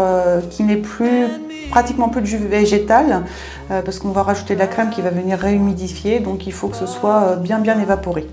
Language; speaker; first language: French; native; French